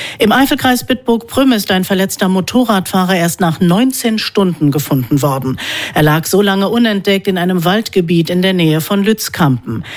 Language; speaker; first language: German; native; German